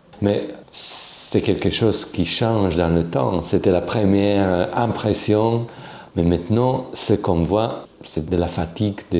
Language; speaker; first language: French; non-native, fluent; Slovak